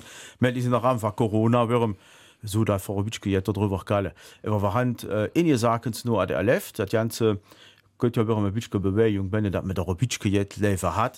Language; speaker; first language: German; native; German